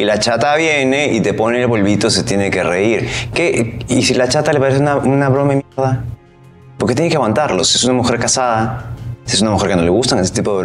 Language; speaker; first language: Spanish; native; Spanish